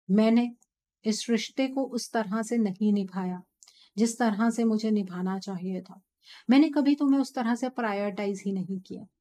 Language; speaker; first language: Hindi; native; Hindi